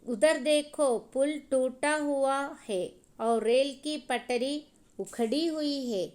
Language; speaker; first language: Hindi; non-native, local second language; Malayalam